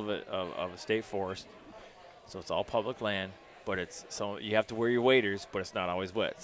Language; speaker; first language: English; native; English